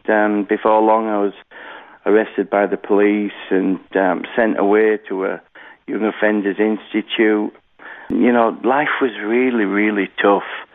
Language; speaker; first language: English; native; English